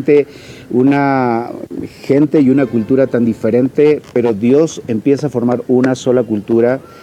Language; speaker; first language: English; non-native, learner; Spanish